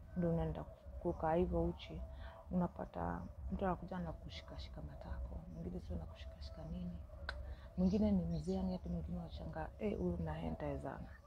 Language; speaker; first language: Swahili; native; Swahili